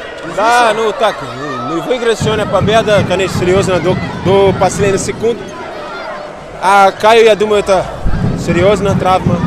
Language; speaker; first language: Russian; non-native, learner; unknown